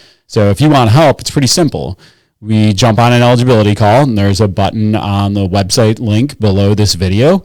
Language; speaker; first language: English; native; English